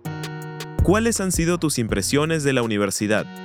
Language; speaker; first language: Spanish; native; Spanish